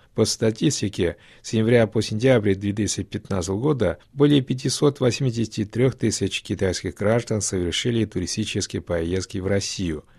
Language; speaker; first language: Russian; non-native, fluent; Chinese